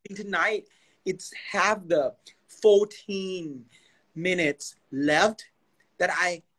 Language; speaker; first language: English; non-native, learner; Thai